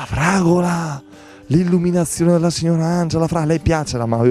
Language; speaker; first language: Italian; native; Italian